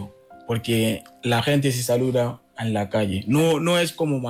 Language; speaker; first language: Spanish; non-native, learner; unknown